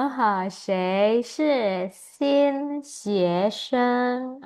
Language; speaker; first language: Chinese; non-native, fluent; Indonesian